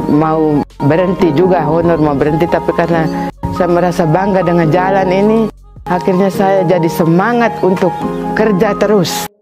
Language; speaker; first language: Indonesian; non-native, local second language; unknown